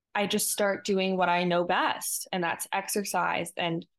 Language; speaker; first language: English; native; English